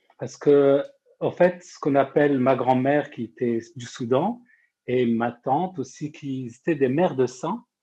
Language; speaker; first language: French; non-native, local second language; Arabic